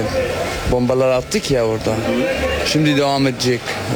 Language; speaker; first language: Turkish; non-native, fluent; Arabic